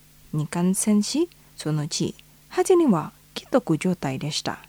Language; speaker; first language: Japanese; non-native, fluent; Indonesian